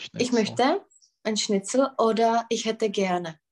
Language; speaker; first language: German; non-native, fluent; Czech